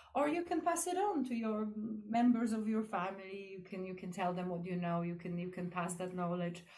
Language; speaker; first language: English; non-native, fluent; Polish